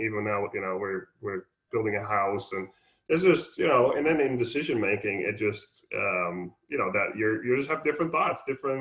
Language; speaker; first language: English; non-native, fluent; Dutch